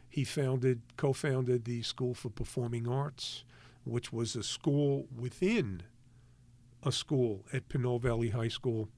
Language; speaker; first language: English; native; English